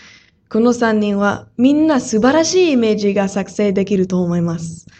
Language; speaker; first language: Japanese; non-native, fluent; English